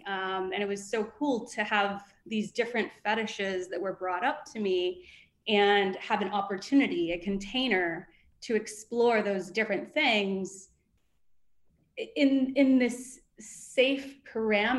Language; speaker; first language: English; native; English